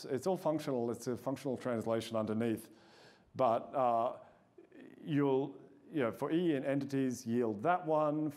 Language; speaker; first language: English; native; English